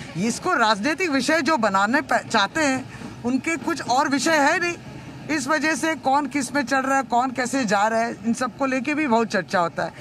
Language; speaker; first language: Hindi; non-native, local second language; Bangla